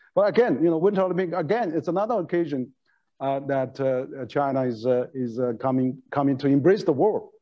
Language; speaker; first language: English; non-native, fluent; Chinese